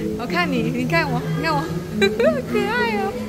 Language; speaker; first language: Chinese; non-native, learner; Japanese